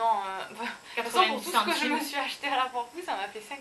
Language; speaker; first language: French; native; French